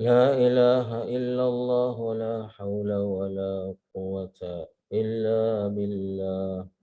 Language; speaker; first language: Arabic; non-native, fluent; Indonesian